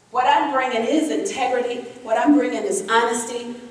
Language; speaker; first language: English; native; English